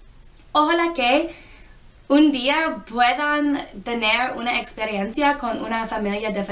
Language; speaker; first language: Spanish; non-native, learner; English